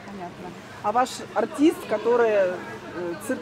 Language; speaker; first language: Russian; native; Russian